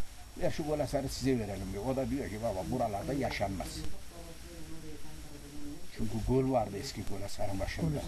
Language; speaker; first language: Turkish; native; Turkish